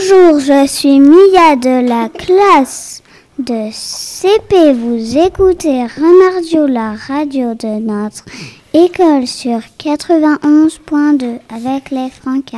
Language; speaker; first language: French; native; French